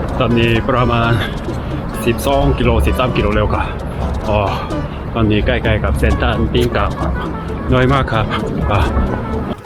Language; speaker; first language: Thai; non-native, learner; Korean